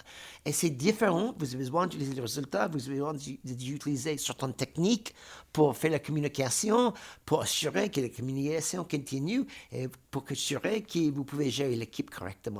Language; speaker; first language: French; non-native, fluent; English